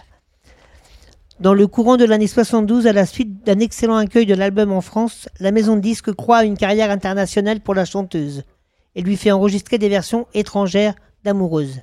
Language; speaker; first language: French; native; French